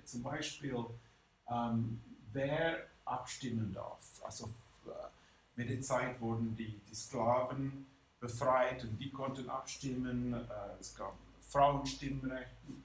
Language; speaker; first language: German; non-native, fluent; English